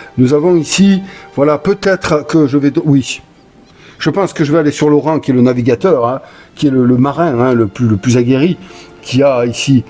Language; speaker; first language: French; native; French